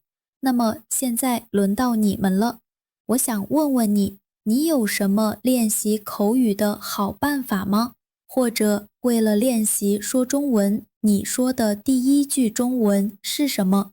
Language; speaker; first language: Chinese; non-native, fluent; Vietnamese